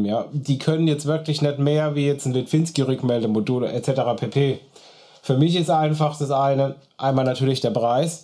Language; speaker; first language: German; native; German